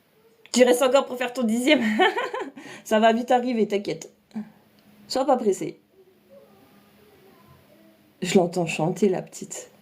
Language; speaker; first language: French; native; French